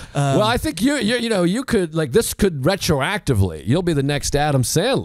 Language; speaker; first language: English; native; English